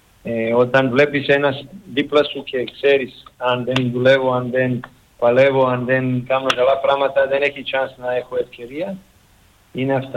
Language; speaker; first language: Greek; non-native, learner; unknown